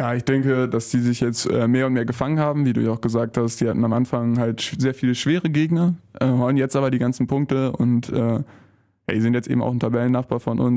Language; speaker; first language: German; native; German